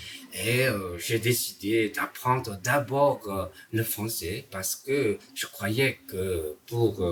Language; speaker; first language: French; non-native, fluent; Korean